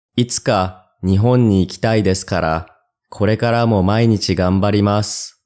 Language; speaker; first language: Japanese; non-native, learner; English